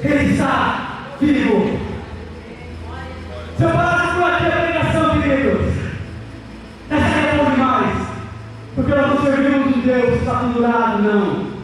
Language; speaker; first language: Portuguese; native; Portuguese